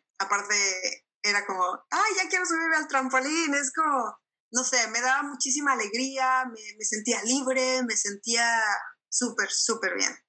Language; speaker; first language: Spanish; native; Spanish